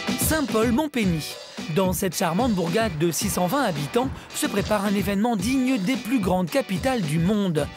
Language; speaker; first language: French; native; French